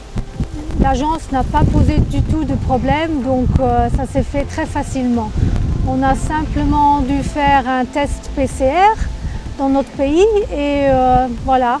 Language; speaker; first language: French; non-native, local second language; Luxembourgish